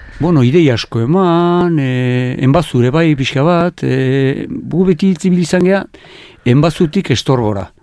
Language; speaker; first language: Basque; native; Basque